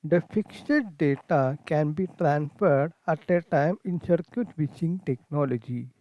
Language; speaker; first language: English; non-native, local second language; Kannada